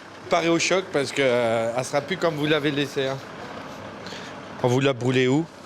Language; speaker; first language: French; native; French